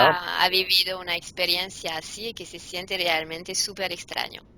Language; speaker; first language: Spanish; non-native, fluent; French